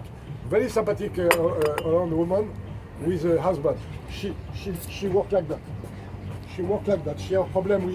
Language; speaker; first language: English; non-native, learner; French